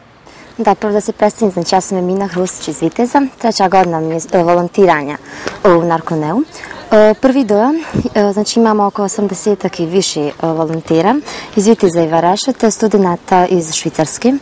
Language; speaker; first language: Croatian; native; Croatian